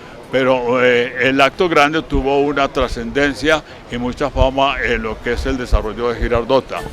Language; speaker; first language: Spanish; native; Spanish